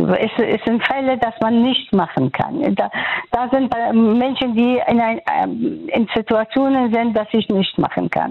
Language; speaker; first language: German; non-native, fluent; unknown